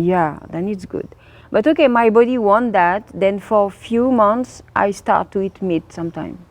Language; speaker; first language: English; non-native, learner; French